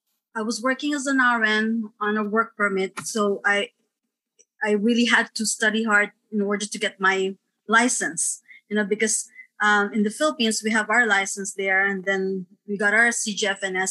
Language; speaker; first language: English; non-native, local second language; Filipino